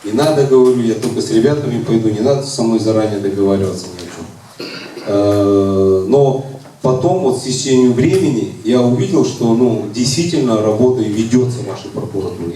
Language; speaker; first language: Russian; non-native, local second language; Kazakh